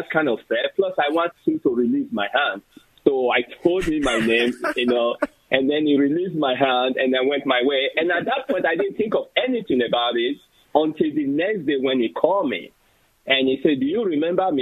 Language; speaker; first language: English; non-native, local second language; Bini